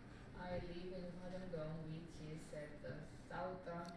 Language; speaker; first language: English; non-native, learner; Korean